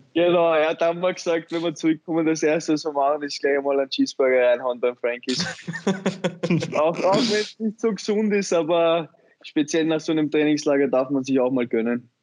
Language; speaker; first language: German; native; German